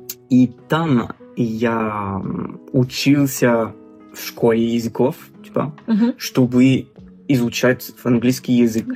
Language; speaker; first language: Russian; non-native, fluent; French